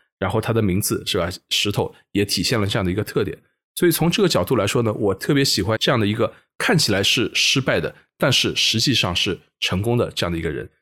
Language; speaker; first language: Chinese; native; Chinese